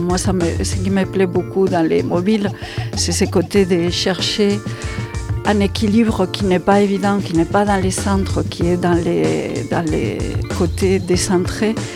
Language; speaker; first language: French; non-native, fluent; Spanish